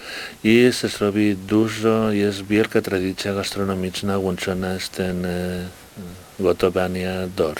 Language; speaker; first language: Polish; non-native, learner; Spanish